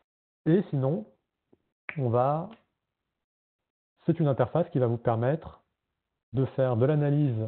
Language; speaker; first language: French; native; French